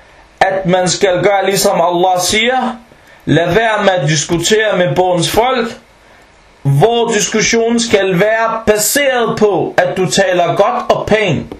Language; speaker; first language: Danish; non-native, fluent; Arabic